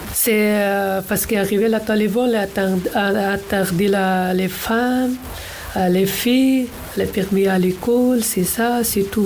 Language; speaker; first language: French; non-native, learner; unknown